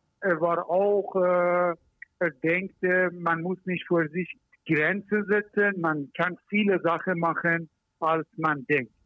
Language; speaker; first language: German; non-native, learner; Persian